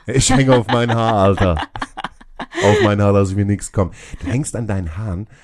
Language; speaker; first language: German; native; German